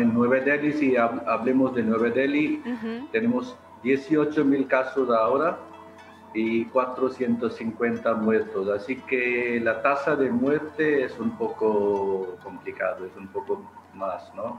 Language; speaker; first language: Spanish; non-native, fluent; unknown